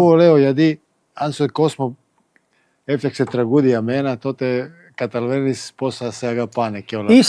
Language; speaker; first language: Greek; non-native, fluent; Serbian